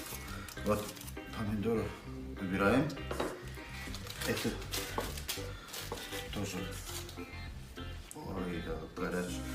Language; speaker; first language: Russian; non-native, local second language; Azerbaijani